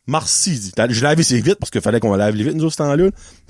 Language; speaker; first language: French; native; French